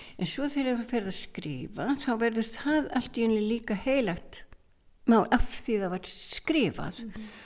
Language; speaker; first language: Icelandic; native; Icelandic